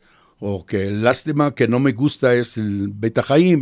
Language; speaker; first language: Spanish; non-native, fluent; Hebrew